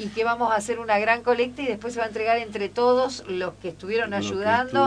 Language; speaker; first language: Spanish; native; Spanish